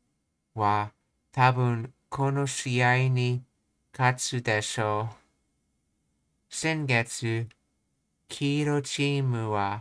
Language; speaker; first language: Japanese; non-native, learner; English